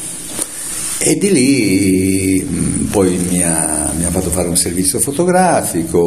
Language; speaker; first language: Italian; native; Italian